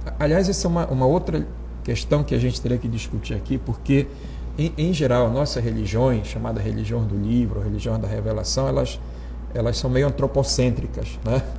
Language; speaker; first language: Portuguese; native; Portuguese